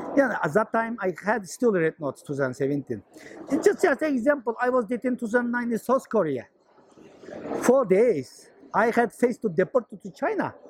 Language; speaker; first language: English; non-native, learner; Chinese